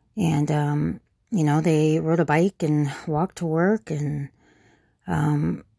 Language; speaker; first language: English; native; English